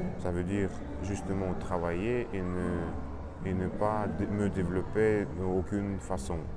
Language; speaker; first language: French; non-native, learner; Russian